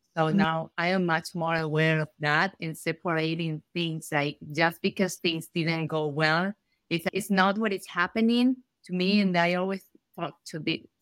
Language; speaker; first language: English; non-native, fluent; Spanish